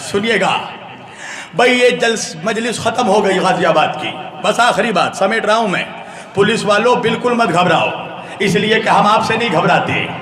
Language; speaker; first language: Urdu; native; Urdu